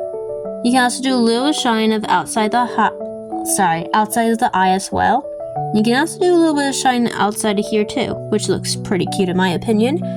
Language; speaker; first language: English; native; English